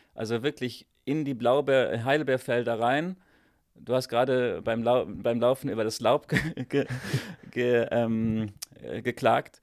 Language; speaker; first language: German; non-native, fluent; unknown